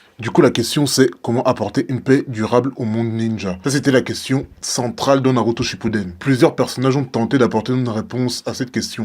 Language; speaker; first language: French; native; French